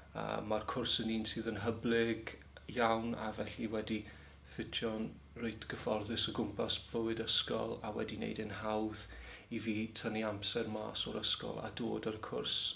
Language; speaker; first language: Welsh; native; Welsh